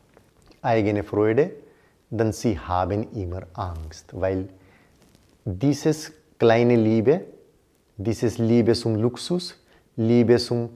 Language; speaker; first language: German; non-native, learner; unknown